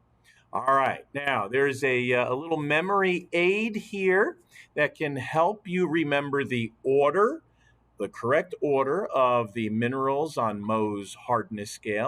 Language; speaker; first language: English; native; English